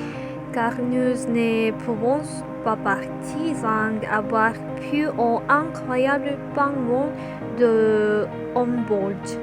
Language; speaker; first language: French; non-native, learner; Spanish